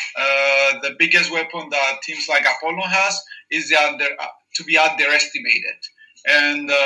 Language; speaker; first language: English; non-native, fluent; Greek